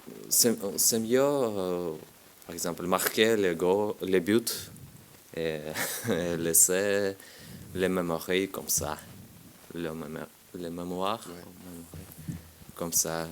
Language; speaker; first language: French; non-native, learner; Russian